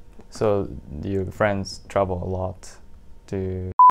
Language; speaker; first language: English; non-native, fluent; Japanese